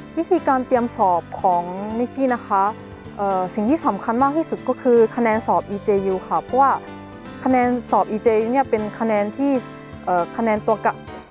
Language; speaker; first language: Thai; native; Thai